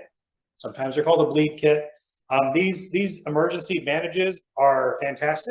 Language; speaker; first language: English; native; English